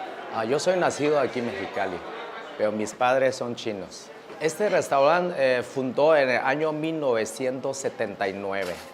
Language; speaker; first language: Spanish; early bilingual, other home language; Chinese